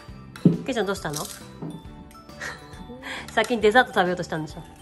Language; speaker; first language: Japanese; native; Japanese